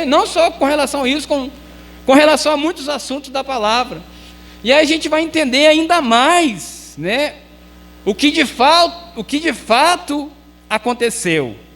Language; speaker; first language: Portuguese; native; Portuguese